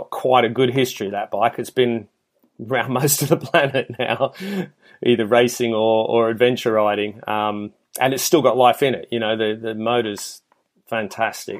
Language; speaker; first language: English; native; English